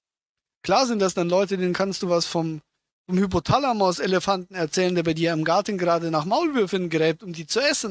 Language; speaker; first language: German; native; German